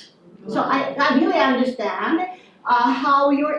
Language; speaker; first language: English; non-native, local second language; Filipino